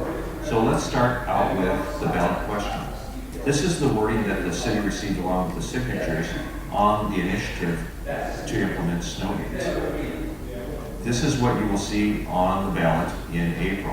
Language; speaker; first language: English; native; English